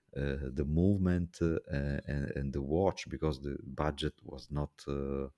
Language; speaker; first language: English; non-native, fluent; Italian